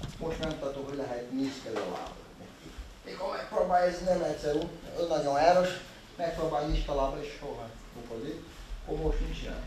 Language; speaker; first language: Hungarian; non-native, learner; Portuguese